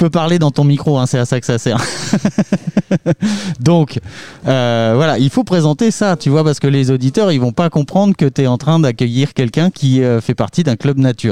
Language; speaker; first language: French; native; French